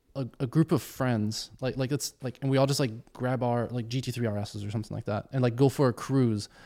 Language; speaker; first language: English; early bilingual, other home language; German